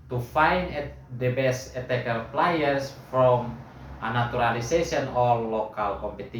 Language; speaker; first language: English; non-native, learner; Indonesian